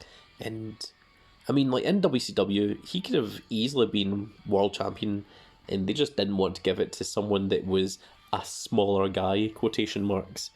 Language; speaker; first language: English; native; English